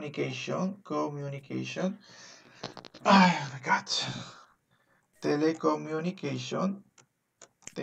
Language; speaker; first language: English; non-native, fluent; Spanish